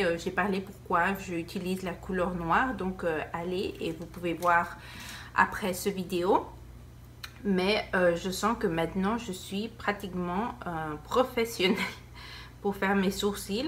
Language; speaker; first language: French; non-native, fluent; Spanish